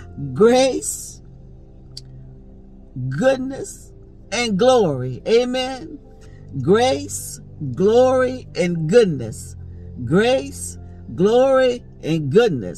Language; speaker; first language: English; native; English